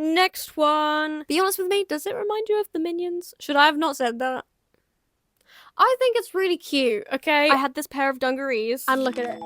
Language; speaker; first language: English; native; English